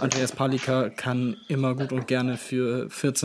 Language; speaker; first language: German; native; German